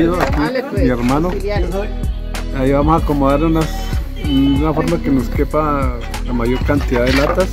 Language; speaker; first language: Spanish; native; Spanish